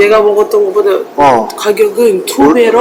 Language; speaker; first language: Korean; non-native, learner; Uzbek